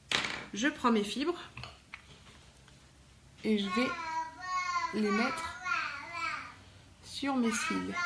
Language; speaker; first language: French; native; French